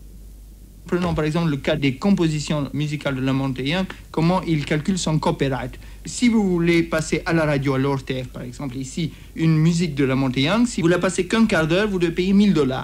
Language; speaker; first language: French; native; French